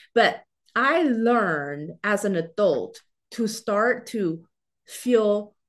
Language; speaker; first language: English; non-native, fluent; Chinese